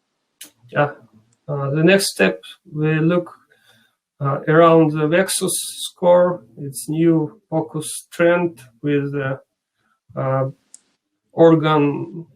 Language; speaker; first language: English; non-native, learner; Russian